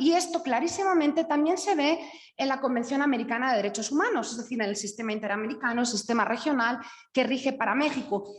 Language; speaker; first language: Spanish; native; Spanish